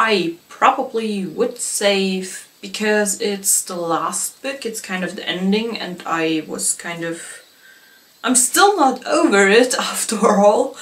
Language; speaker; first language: English; non-native, fluent; German